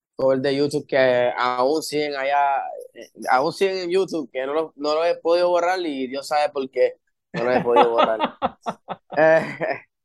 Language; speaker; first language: Spanish; early bilingual, heritage; Spanish